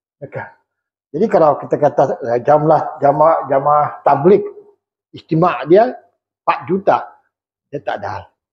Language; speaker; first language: Malay; native; Malay